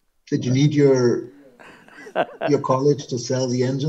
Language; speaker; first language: English; non-native, fluent; German